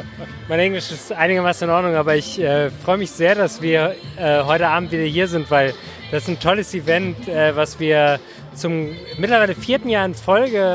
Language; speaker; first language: German; native; German